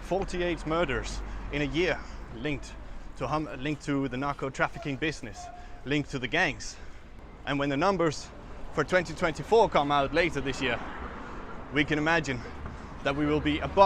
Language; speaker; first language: English; non-native, fluent; Danish